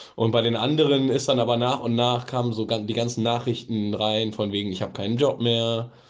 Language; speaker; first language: German; native; German